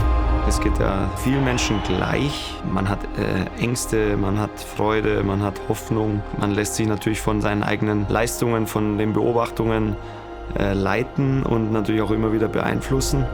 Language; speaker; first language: German; native; German